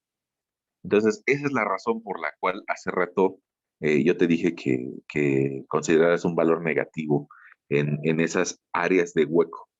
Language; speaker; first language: Spanish; native; Spanish